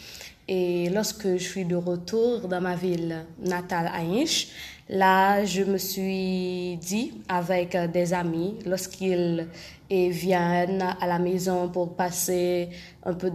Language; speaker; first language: French; non-native, local second language; Haitian Creole